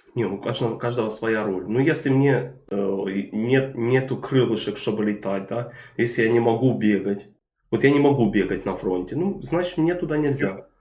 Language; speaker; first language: Russian; native; Russian